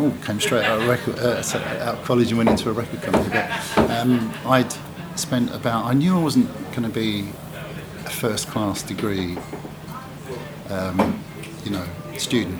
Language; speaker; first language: English; native; English